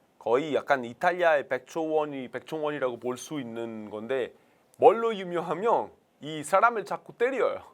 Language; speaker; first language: Korean; non-native, fluent; Italian